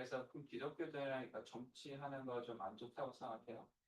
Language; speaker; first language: Korean; non-native, learner; English